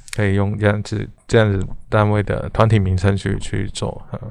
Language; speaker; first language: Chinese; non-native, fluent; Cantonese